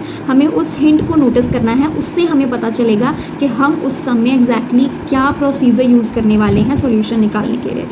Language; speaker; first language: Hindi; native; Hindi